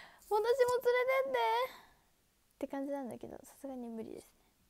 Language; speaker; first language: Japanese; native; Japanese